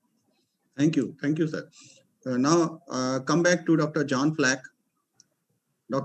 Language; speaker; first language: English; non-native, local second language; Hindi